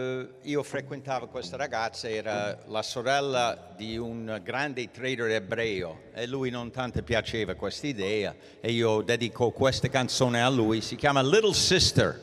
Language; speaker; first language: Italian; early bilingual, heritage; English